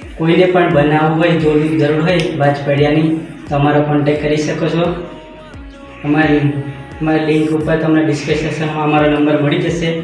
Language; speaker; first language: Gujarati; non-native, local second language; Rathawi